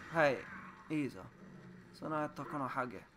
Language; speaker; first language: Japanese; non-native, learner; English